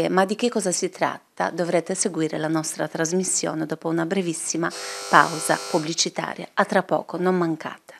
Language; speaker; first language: Italian; native; Italian